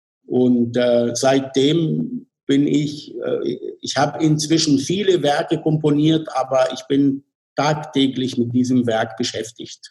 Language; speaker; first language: German; non-native, fluent; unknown